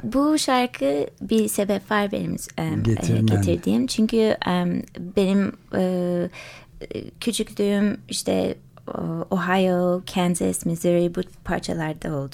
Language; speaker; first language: Turkish; early bilingual, heritage; English